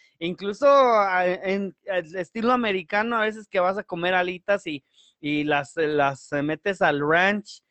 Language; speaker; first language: Spanish; early bilingual, heritage; Spanish